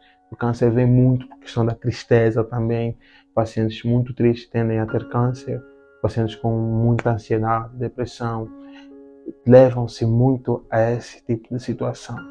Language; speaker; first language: Portuguese; native; Portuguese